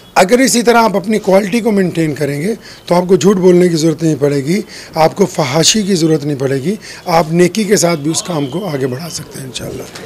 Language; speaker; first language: Hindi; non-native, local second language; Punjabi